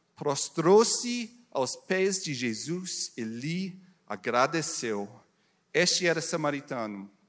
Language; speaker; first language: Portuguese; non-native, learner; English